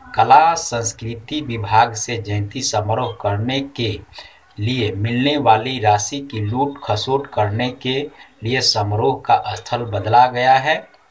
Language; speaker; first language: Hindi; native; Hindi